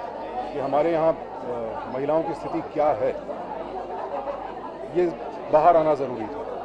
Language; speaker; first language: Hindi; native; Hindi